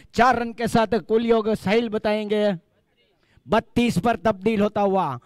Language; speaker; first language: Hindi; non-native, local second language; Gujarati